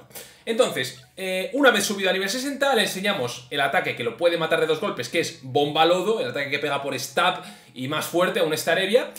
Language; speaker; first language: Spanish; native; Spanish